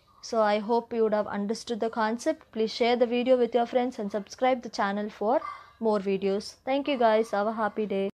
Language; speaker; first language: English; non-native, local second language; Tamil